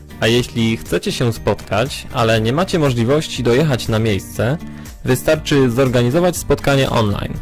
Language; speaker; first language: Polish; native; Polish